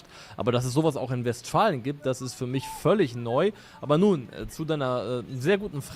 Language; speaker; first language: German; native; German